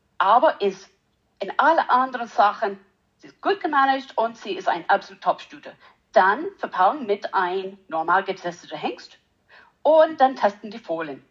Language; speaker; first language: German; non-native, learner; English